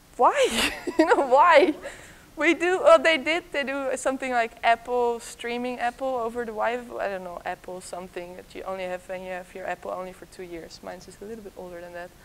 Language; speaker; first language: English; non-native, fluent; Dutch